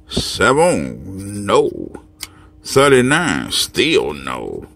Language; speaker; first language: English; native; English